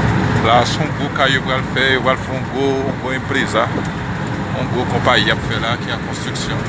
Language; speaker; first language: French; non-native, learner; Haitian Creole